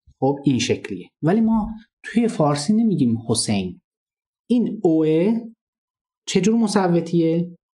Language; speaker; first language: Persian; non-native, local second language; Azerbaijani